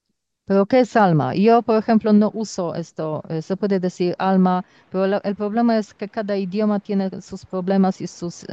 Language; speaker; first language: Spanish; non-native, learner; Polish